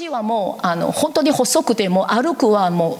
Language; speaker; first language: Japanese; non-native, learner; Korean